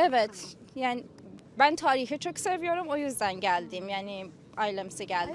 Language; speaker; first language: Turkish; non-native, learner; Persian